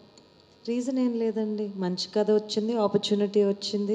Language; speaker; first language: Telugu; native; Telugu